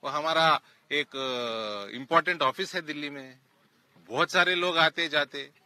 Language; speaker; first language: Hindi; non-native, local second language; Telugu